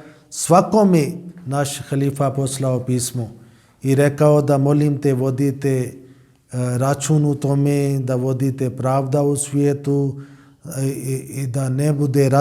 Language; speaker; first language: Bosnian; non-native, learner; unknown